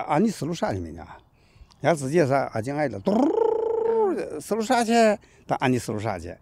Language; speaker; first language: Russian; non-native, learner; Chinese